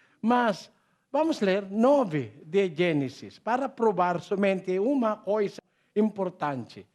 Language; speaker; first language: Portuguese; non-native, learner; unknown